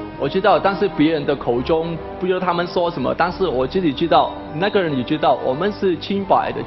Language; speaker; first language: Chinese; non-native, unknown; Khmer